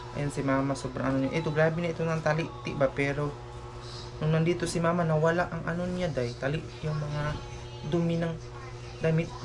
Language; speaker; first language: Filipino; non-native, local second language; Cebuano